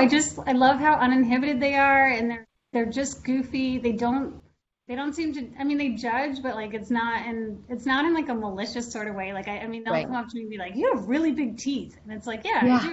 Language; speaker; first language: English; native; English